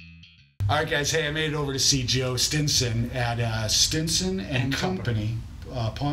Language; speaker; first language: English; native; English